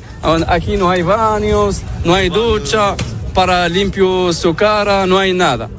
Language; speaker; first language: Spanish; non-native, learner; Arabic